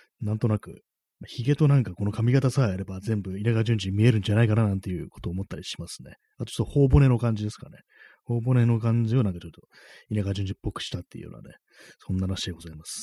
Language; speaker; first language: Japanese; native; Japanese